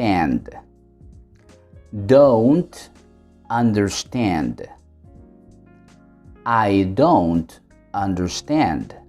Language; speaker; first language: English; non-native, fluent; Spanish